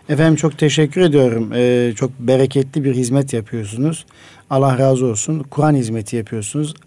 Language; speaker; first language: Turkish; native; Turkish